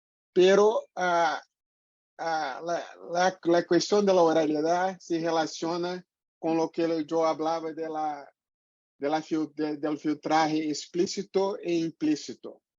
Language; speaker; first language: Spanish; non-native, fluent; Portuguese